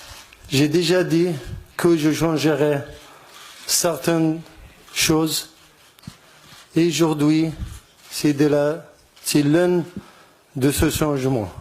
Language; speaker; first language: French; non-native, learner; Arabic